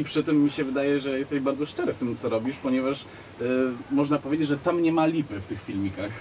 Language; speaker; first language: Polish; native; Polish